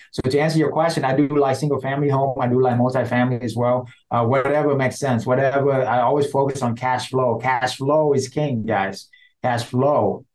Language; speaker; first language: English; non-native, fluent; Vietnamese